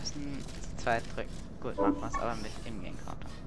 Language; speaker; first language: German; native; German